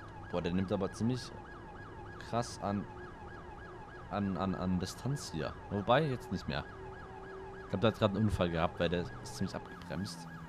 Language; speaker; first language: German; native; German